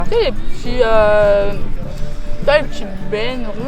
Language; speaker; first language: French; native; French